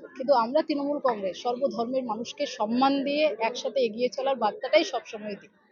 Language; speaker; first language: Bangla; non-native, local second language; Santali